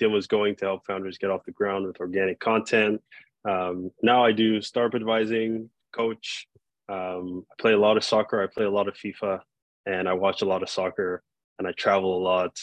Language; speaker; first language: English; non-native, local second language; Yoruba